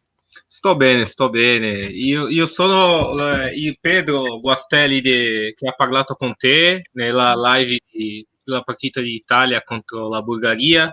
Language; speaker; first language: Italian; non-native, fluent; Portuguese